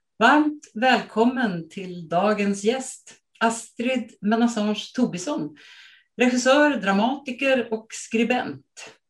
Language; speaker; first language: Swedish; native; Swedish